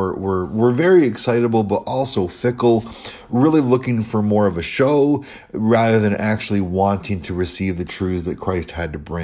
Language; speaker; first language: English; native; English